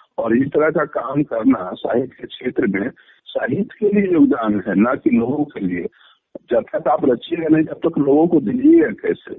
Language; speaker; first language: Hindi; native; Hindi